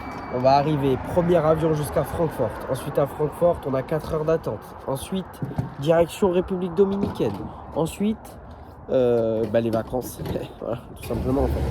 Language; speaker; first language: French; native; French